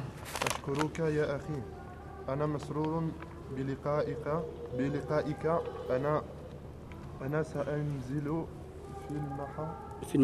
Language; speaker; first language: Arabic; non-native, learner; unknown